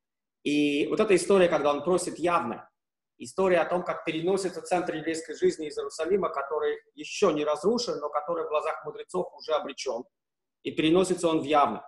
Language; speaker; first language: Russian; native; Russian